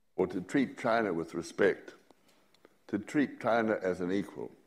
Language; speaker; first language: English; native; English